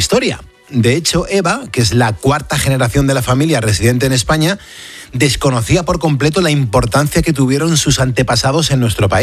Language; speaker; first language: Spanish; native; Spanish